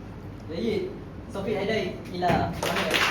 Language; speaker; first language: Arabic; non-native, learner; Malay